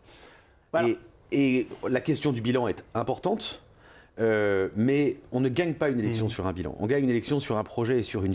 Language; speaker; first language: French; native; French